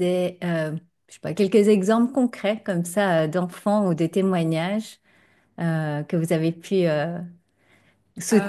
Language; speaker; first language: French; native; French